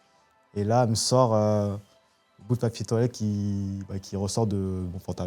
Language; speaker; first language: French; native; French